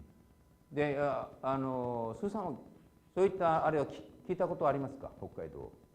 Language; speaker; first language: Japanese; native; Japanese